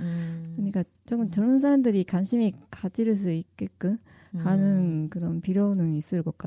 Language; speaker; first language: Korean; non-native, fluent; Japanese